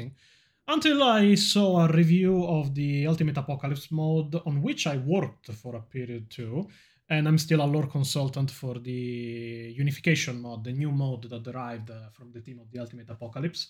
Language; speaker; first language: English; non-native, fluent; Italian